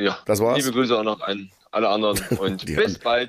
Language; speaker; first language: German; native; German